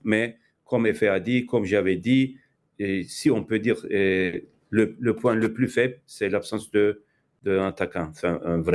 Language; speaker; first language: French; non-native, fluent; Turkish